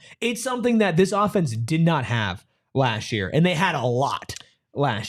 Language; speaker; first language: English; native; English